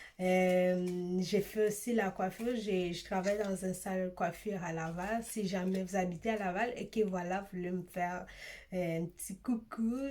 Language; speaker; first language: French; early bilingual, other home language; Swahili